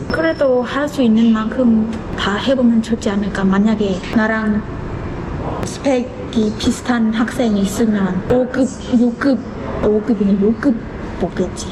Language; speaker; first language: Korean; non-native, fluent; Khmer